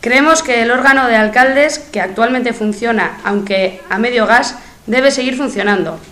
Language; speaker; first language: Spanish; native; Spanish